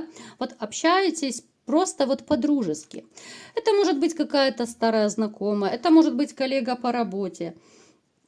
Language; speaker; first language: Russian; native; Russian